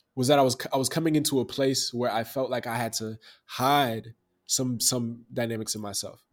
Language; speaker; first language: English; native; English